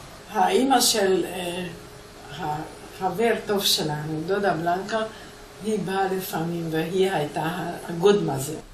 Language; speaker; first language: Hebrew; non-native, fluent; Hungarian